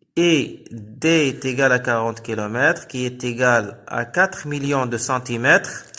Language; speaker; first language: French; non-native, local second language; Arabic